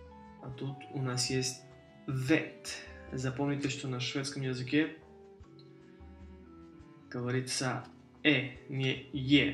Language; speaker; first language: Russian; early bilingual, heritage; Russian